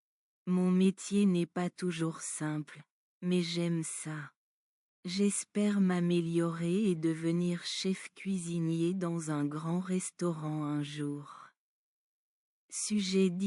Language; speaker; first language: French; non-native, learner; Bangla